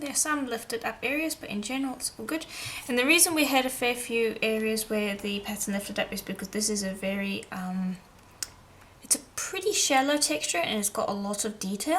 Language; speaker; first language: English; native; English